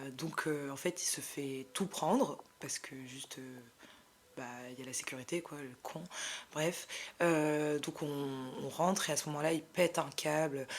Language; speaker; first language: French; non-native, local second language; Arabic